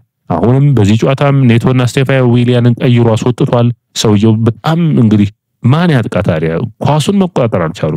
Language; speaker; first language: Amharic; native; Amharic